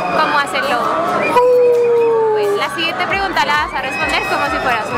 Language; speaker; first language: Spanish; native; Spanish